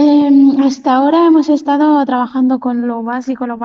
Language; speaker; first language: Spanish; non-native, fluent; Arabic